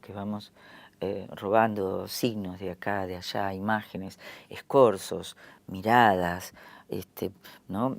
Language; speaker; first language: Spanish; native; Spanish